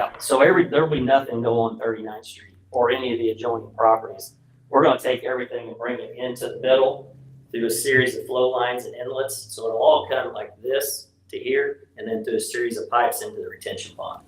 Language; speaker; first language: English; native; English